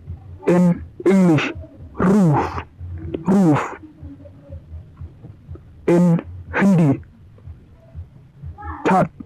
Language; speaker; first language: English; non-native, local second language; Khasi